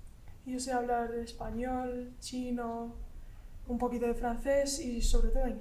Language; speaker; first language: Spanish; early bilingual, other home language; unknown